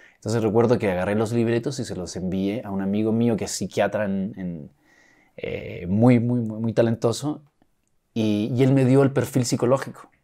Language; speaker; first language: Spanish; native; Spanish